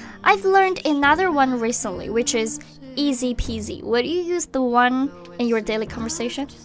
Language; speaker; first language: English; non-native, fluent; Chinese